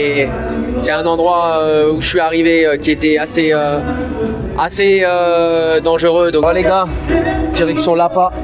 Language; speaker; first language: French; native; French